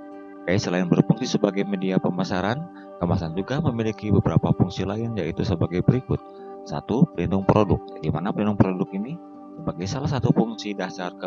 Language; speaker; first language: Indonesian; native; Indonesian